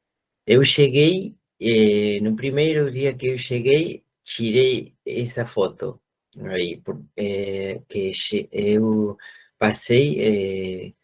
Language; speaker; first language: Portuguese; non-native, fluent; Spanish